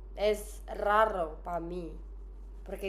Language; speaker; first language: Spanish; non-native, learner; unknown